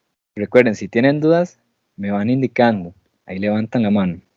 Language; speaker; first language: Spanish; native; Spanish